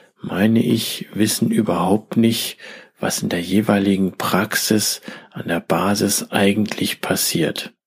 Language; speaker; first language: German; native; German